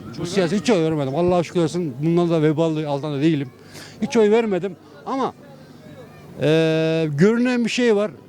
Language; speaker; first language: Turkish; native; Turkish